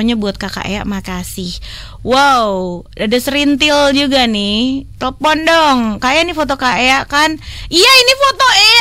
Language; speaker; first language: Indonesian; native; Indonesian